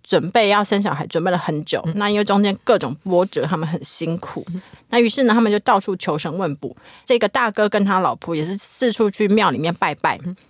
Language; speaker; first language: Chinese; native; Chinese